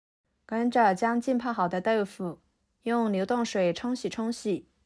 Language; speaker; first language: Chinese; native; Chinese